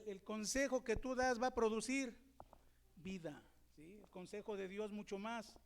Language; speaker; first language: Spanish; native; Spanish